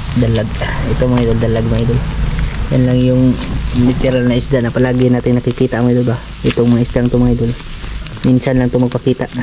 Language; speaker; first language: Filipino; non-native, local second language; Cebuano